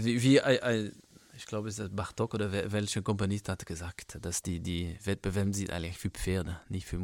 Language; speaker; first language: German; non-native, fluent; French